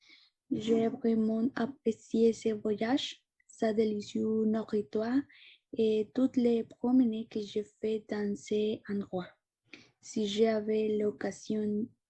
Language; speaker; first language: French; non-native, learner; Spanish